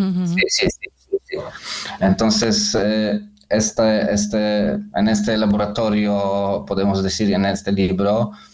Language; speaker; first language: Spanish; non-native, learner; Polish